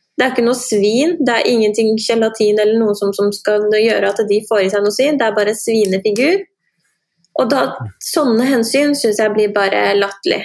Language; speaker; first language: Norwegian; early bilingual, other home language; Persian